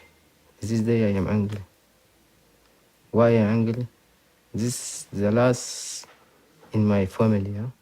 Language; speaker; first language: English; non-native, learner; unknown